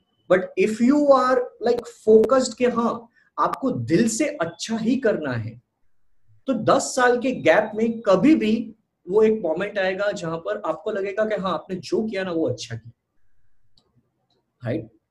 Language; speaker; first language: Hindi; native; Hindi